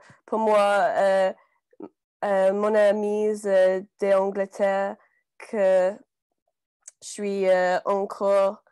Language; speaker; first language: French; non-native, learner; English